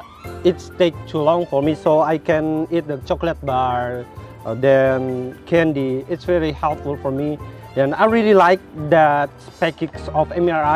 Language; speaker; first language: English; non-native, fluent; Indonesian